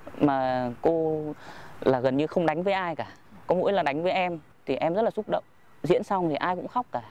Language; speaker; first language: Vietnamese; native; Vietnamese